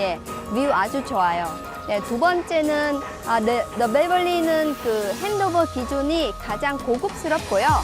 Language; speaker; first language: Korean; non-native, fluent; Vietnamese